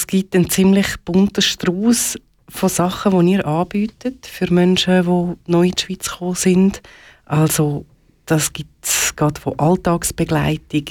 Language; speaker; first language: German; native; German